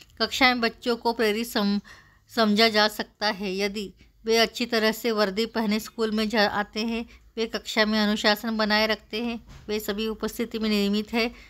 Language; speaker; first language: Hindi; non-native, local second language; Marathi